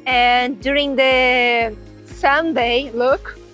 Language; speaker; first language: English; non-native, fluent; Portuguese